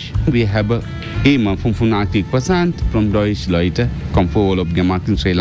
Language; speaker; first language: German; non-native, learner; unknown